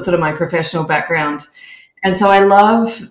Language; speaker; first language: English; native; English